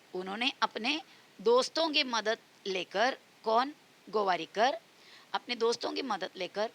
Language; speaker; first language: Hindi; non-native, local second language; Marathi